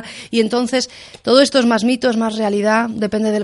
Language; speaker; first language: Spanish; native; Spanish